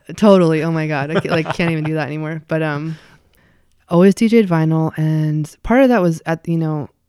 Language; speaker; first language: English; native; English